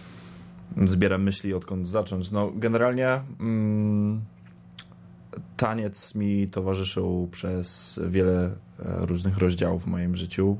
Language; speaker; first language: Polish; early bilingual, other home language; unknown